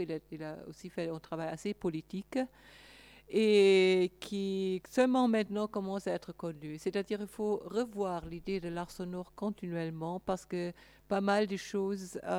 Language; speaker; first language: French; non-native, fluent; German